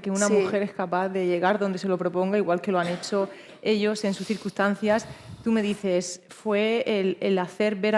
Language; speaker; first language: Spanish; native; Spanish